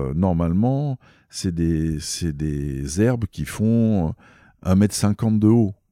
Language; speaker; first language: French; native; French